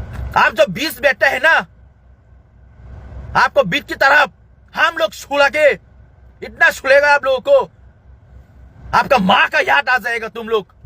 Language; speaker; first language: Hindi; non-native, local second language; Kok Borok